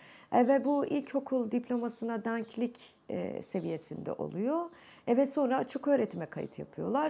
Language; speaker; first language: Turkish; native; Turkish